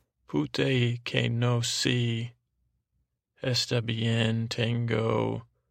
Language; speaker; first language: Spanish; non-native, learner; English